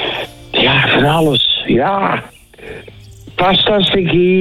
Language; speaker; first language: Dutch; native; Dutch